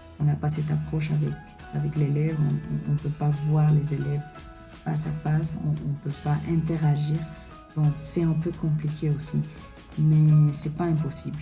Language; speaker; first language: French; early bilingual, other home language; Spanish